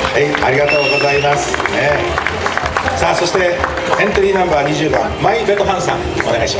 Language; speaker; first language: Japanese; native; Japanese